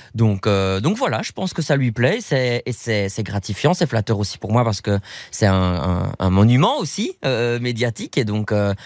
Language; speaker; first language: French; native; French